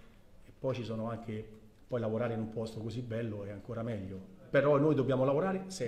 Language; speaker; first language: Italian; native; Italian